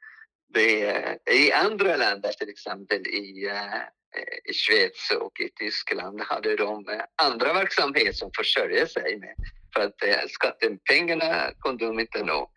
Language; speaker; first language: Swedish; non-native, fluent; Arabic